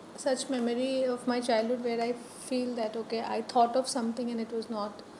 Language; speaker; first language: English; non-native, local second language; Hindi